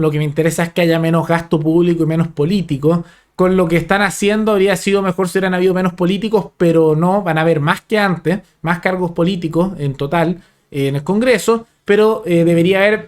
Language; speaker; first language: Spanish; native; Spanish